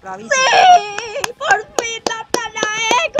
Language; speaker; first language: Spanish; native; Spanish